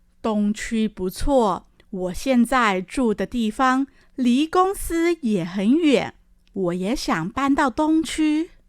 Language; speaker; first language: Chinese; non-native, fluent; Thai